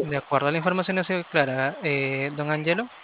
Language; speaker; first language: Spanish; native; Spanish